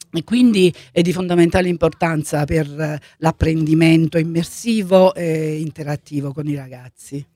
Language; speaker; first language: Italian; native; Italian